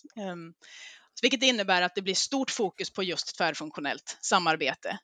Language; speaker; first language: Swedish; native; Swedish